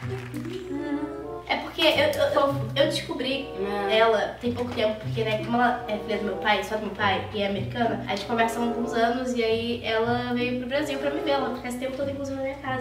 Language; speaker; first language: Portuguese; native; Portuguese